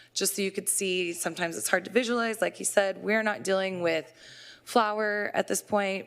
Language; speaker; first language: English; native; English